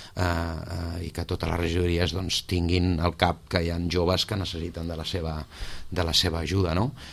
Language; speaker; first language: Catalan; native; Catalan